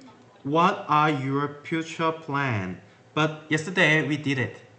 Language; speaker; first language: English; non-native, learner; Korean